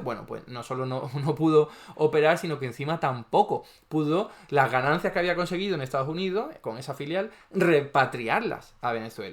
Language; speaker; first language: Spanish; native; Spanish